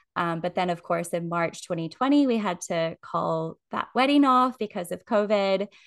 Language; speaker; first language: English; native; English